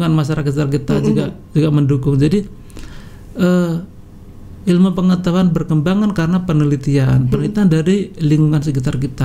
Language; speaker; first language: Indonesian; native; Indonesian